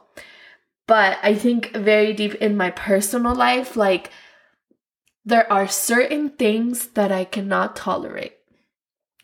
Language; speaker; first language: English; non-native, fluent; Spanish